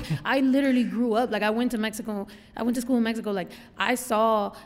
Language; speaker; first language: English; early bilingual, other home language; Spanish